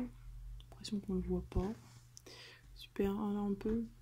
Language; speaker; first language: French; native; French